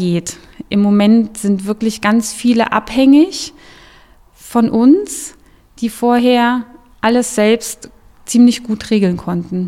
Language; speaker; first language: German; native; German